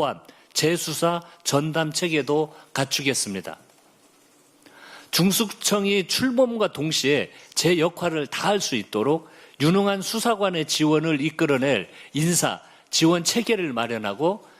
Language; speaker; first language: Korean; native; Korean